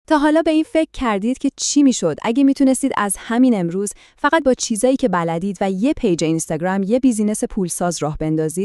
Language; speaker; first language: Persian; native; Persian